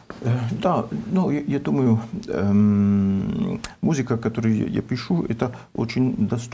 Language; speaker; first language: Russian; non-native, learner; French